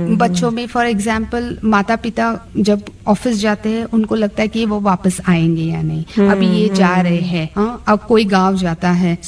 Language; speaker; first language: Hindi; non-native, local second language; Marathi